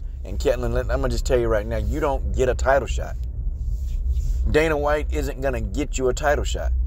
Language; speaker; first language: English; native; English